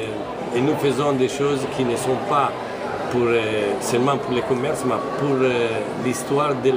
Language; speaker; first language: French; non-native, fluent; Italian